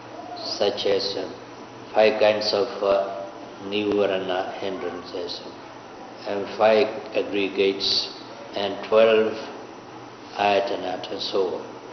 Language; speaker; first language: English; non-native, fluent; Burmese